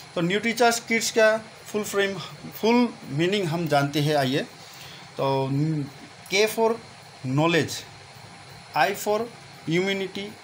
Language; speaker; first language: Hindi; non-native, local second language; Assamese